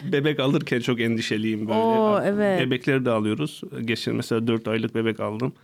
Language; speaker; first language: Turkish; non-native, local second language; Kurdish